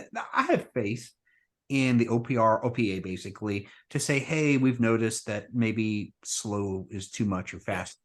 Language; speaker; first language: English; native; English